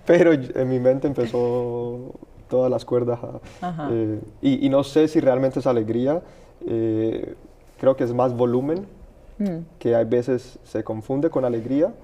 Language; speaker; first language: Spanish; early bilingual, heritage; Spanish